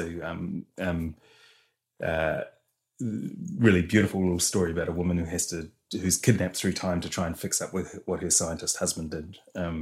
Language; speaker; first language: English; native; English